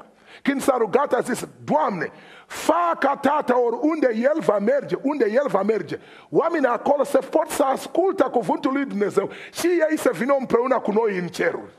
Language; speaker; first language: Romanian; non-native, fluent; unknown